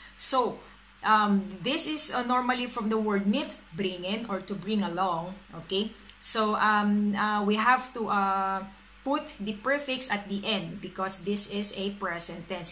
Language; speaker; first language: English; non-native, local second language; Filipino